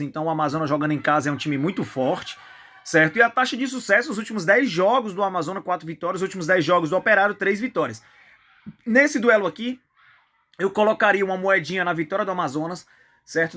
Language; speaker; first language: Portuguese; native; Portuguese